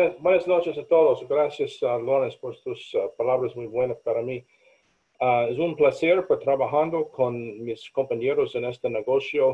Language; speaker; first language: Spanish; non-native, learner; English